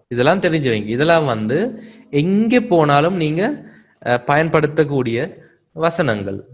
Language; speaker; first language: Tamil; native; Tamil